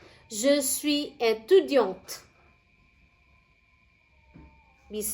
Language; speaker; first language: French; non-native, fluent; Indonesian